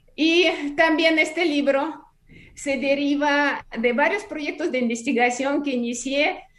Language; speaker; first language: Spanish; non-native, fluent; Russian